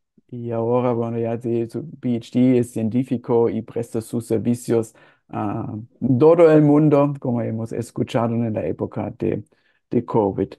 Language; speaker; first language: Spanish; non-native, fluent; German